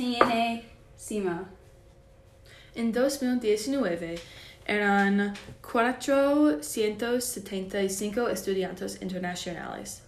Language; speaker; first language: Spanish; non-native, learner; English